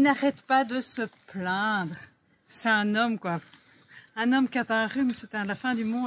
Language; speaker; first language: French; native; French